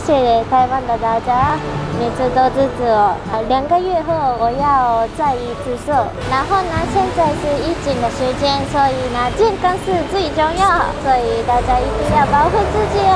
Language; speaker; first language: Chinese; non-native, learner; Japanese